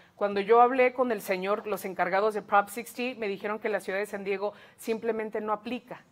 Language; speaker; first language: Spanish; early bilingual, heritage; Spanish